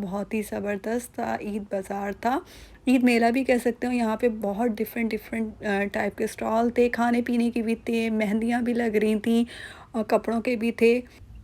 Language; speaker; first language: Urdu; non-native, local second language; Punjabi